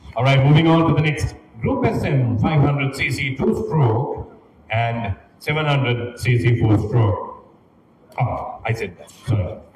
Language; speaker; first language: English; non-native, local second language; Sinhala